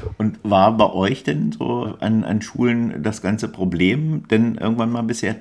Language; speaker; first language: German; native; German